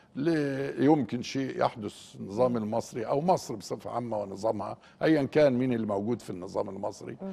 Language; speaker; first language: Arabic; native; Arabic